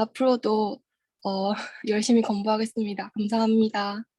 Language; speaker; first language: Korean; non-native, fluent; Chinese